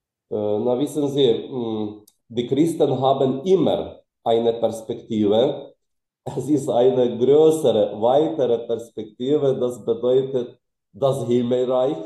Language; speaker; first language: German; non-native, fluent; Ukrainian